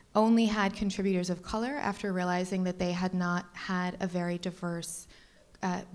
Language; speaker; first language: English; native; English